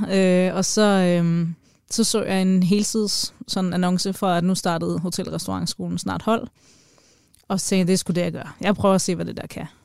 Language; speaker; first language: Danish; native; Danish